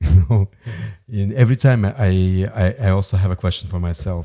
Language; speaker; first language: English; non-native, learner; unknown